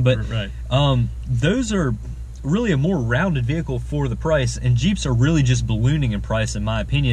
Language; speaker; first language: English; native; English